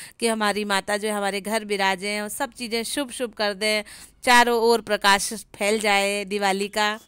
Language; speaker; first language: Hindi; native; Hindi